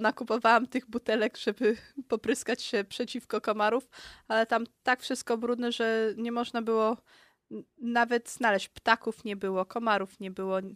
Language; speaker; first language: Polish; early bilingual, heritage; Polish